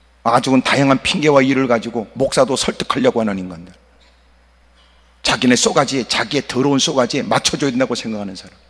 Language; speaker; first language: Korean; native; Korean